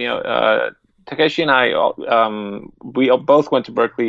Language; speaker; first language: English; non-native, fluent; Spanish